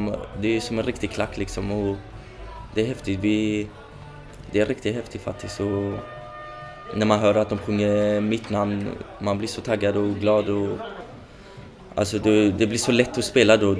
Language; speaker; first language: Swedish; early bilingual, other home language; Kurdish